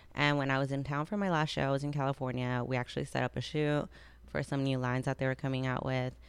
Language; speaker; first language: English; native; English